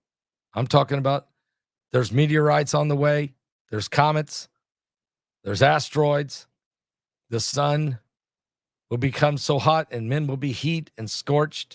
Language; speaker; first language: English; native; English